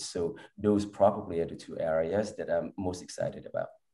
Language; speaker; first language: English; early bilingual, other home language; Vietnamese